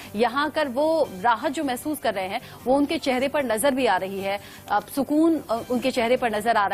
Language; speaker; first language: Hindi; native; Hindi